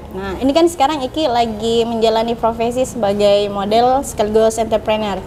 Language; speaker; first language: Indonesian; native; Indonesian